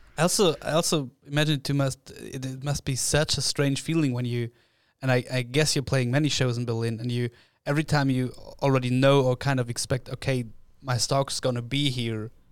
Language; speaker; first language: English; non-native, fluent; German